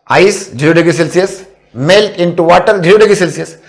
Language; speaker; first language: Hindi; non-native, local second language; Marathi